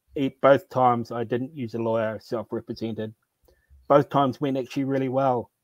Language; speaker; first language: English; native; English